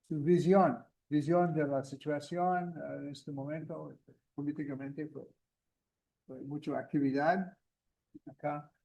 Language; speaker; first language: Spanish; non-native, fluent; English